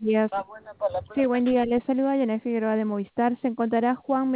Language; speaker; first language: Spanish; native; Spanish